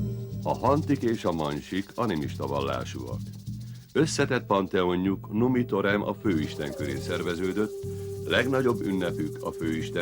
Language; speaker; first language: Hungarian; native; Hungarian